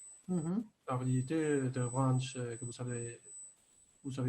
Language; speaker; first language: French; non-native, fluent; Spanish